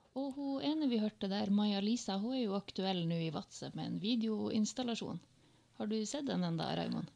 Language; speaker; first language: Norwegian; native; Norwegian